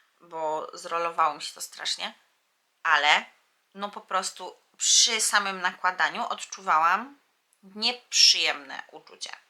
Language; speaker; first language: Polish; native; Polish